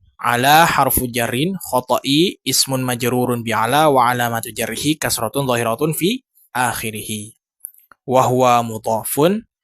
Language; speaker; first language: Arabic; non-native, learner; Indonesian